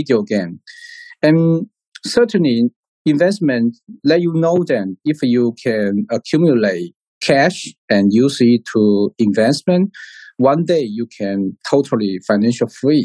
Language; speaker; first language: English; non-native, learner; Chinese